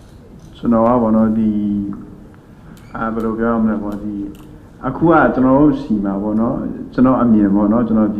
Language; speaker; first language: Burmese; non-native, local second language; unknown